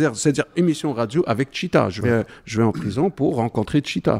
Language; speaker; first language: French; non-native, local second language; Arabic